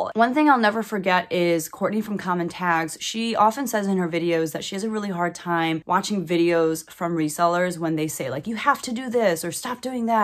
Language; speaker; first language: English; native; English